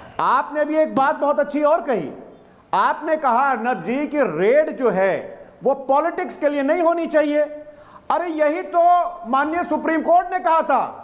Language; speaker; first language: Hindi; native; Hindi